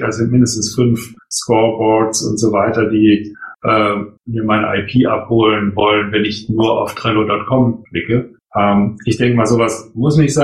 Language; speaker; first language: German; native; German